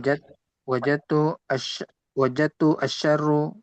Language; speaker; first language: Arabic; non-native, learner; Indonesian